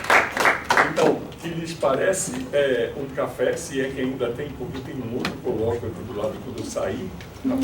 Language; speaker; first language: Portuguese; non-native, fluent; Spanish